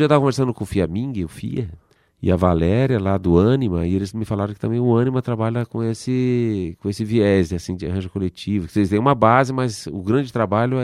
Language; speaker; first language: Portuguese; native; Portuguese